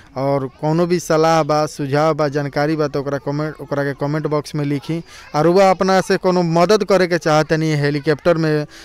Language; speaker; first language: Hindi; native; Hindi